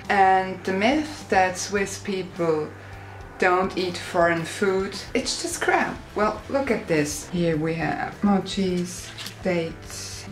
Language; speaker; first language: English; non-native, fluent; Swiss German